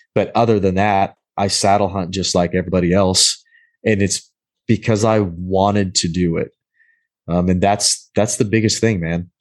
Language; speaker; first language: English; native; English